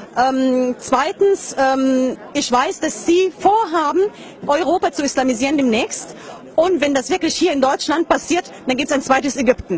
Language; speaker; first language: German; non-native, fluent; Arabic